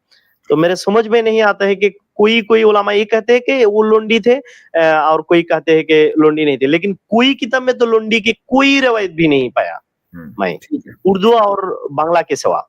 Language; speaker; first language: Hindi; non-native, learner; Bangla